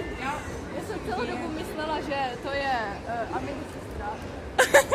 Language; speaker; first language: Czech; non-native, learner; Ukrainian